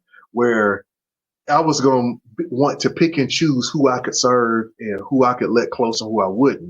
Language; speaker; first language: English; native; English